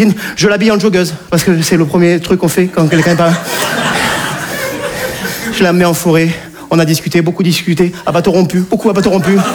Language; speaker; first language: French; native; French